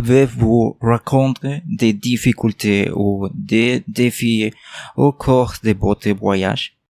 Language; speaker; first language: French; non-native, learner; Spanish